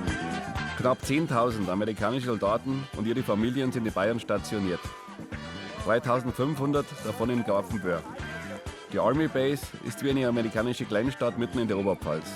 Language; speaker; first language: German; native; German